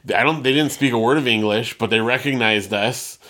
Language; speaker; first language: English; early bilingual, other home language; Italian